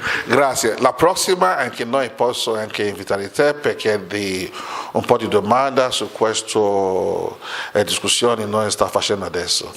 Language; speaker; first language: Italian; non-native, learner; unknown